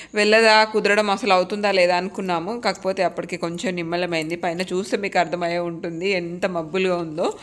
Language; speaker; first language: Telugu; non-native, local second language; Lambadi